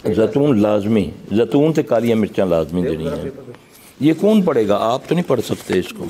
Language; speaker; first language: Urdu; non-native, local second language; Punjabi